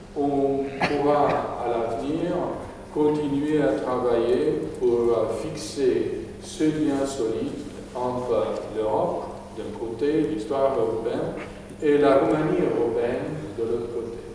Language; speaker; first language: French; non-native, fluent; Romanian